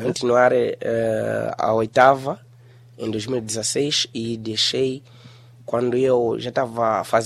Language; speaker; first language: Portuguese; non-native, local second language; Shona